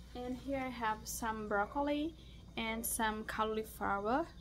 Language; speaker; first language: English; non-native, learner; Portuguese